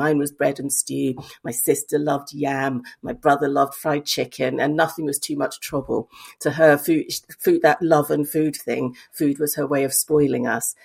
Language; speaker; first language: English; native; English